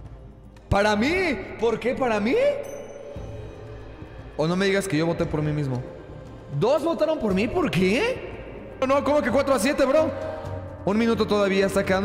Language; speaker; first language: Spanish; native; Spanish